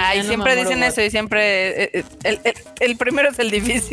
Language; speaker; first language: Spanish; native; Spanish